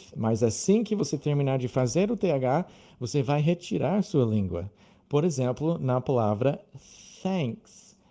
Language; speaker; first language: Portuguese; non-native, fluent; English